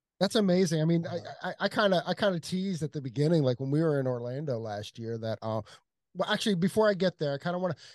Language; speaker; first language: English; native; English